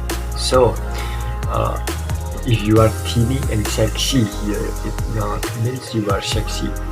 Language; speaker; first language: English; non-native, learner; Indonesian